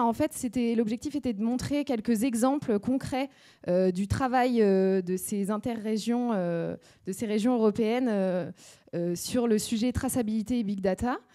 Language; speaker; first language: French; native; French